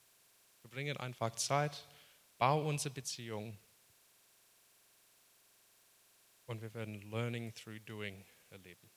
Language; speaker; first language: German; non-native, fluent; English